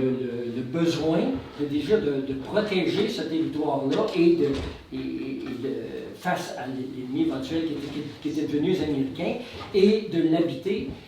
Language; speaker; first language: French; native; French